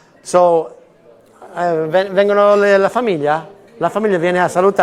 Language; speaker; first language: Italian; non-native, fluent; English